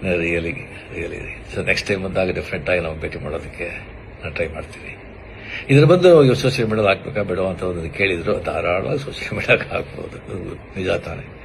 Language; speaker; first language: Kannada; non-native, local second language; Marathi